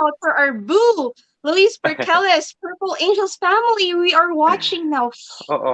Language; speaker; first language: English; non-native, local second language; Filipino